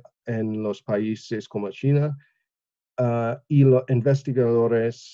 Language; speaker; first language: Spanish; non-native, learner; English